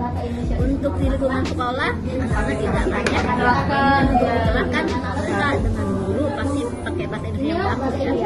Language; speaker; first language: Indonesian; non-native, local second language; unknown